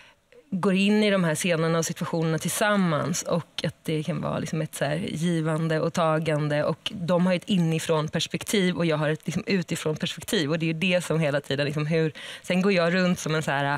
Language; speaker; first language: Swedish; native; Swedish